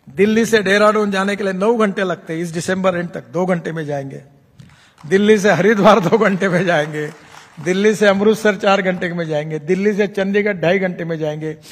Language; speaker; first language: Hindi; non-native, local second language; Marathi